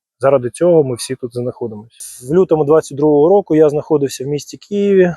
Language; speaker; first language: Ukrainian; non-native, local second language; Russian